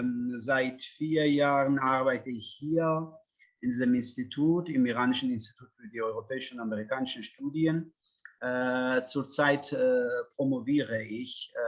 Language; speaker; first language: German; non-native, fluent; Persian